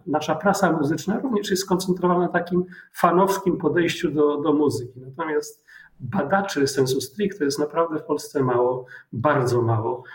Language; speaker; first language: Polish; native; Polish